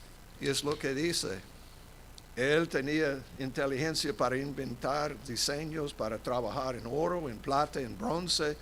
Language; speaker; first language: Spanish; non-native, fluent; English